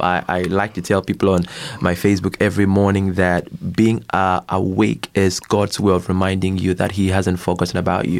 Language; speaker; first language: English; non-native, local second language; Ibibio